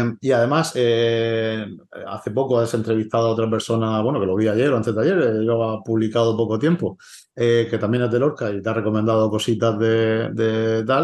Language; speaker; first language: Spanish; native; Spanish